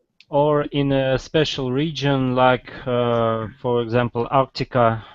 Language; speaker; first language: English; non-native, fluent; Russian